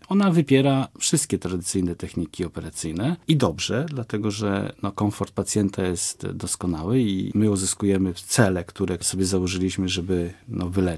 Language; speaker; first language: Polish; native; Polish